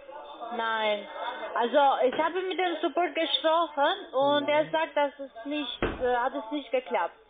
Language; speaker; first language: German; non-native, learner; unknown